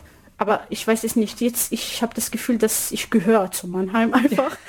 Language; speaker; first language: German; non-native, learner; Arabic